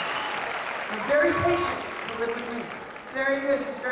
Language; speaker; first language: English; native; English